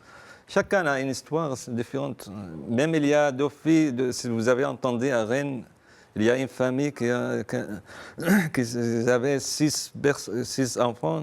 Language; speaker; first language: French; non-native, fluent; Arabic